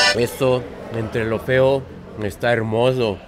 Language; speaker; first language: Spanish; native; Spanish